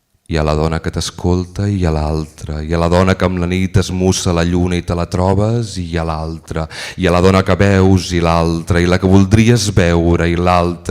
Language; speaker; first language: Catalan; native; Catalan